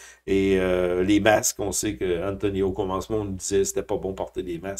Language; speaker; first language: French; native; French